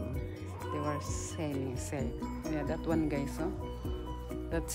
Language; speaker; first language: English; non-native, learner; Filipino